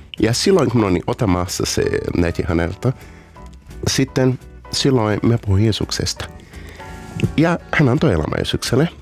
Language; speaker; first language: Finnish; non-native, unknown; Portuguese